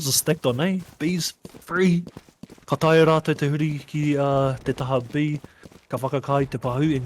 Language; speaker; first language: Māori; non-native, local second language; English